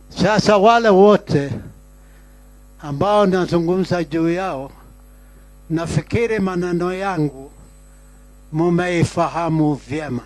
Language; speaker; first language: Swahili; non-native, local second language; Kikuyu